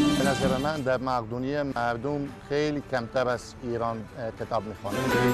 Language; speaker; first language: Persian; non-native, fluent; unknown